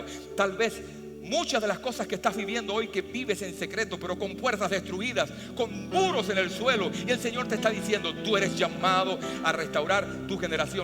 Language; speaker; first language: Spanish; native; Spanish